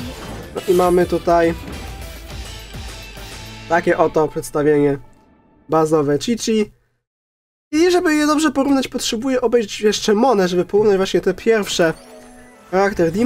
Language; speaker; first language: Polish; native; Polish